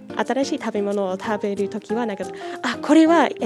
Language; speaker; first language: Japanese; non-native, fluent; English